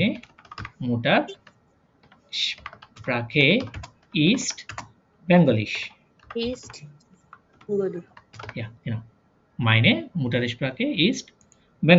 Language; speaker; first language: German; non-native, fluent; Bangla